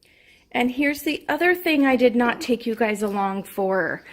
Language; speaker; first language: English; native; English